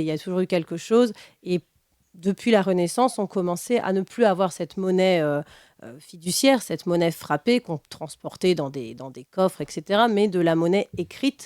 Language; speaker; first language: French; native; French